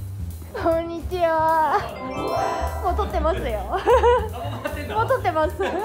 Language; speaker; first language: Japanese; non-native, learner; Cantonese